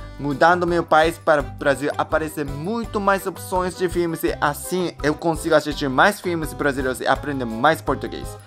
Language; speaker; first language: Portuguese; non-native, learner; Japanese